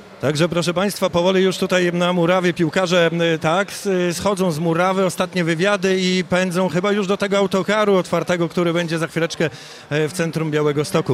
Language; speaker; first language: Polish; native; Polish